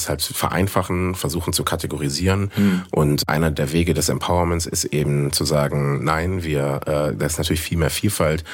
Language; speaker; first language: German; native; German